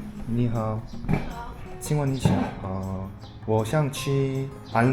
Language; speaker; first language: Chinese; non-native, learner; Korean